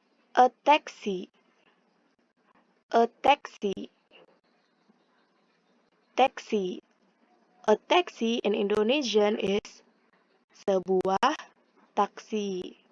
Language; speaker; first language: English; non-native, fluent; Indonesian